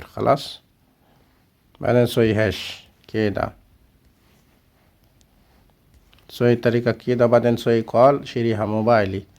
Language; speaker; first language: Arabic; non-native, learner; Bangla